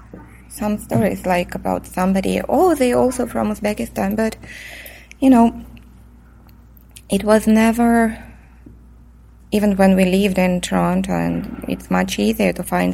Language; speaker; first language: English; non-native, fluent; Russian